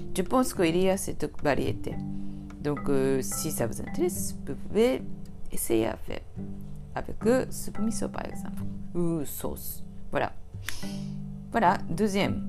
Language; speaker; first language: French; non-native, fluent; Japanese